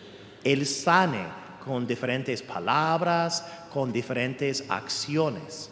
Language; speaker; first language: Spanish; non-native, fluent; English